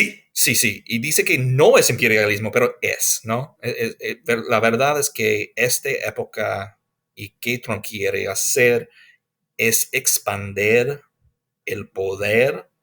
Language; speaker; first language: Spanish; non-native, fluent; English